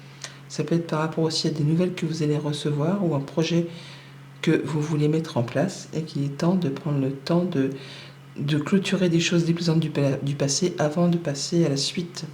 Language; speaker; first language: French; native; French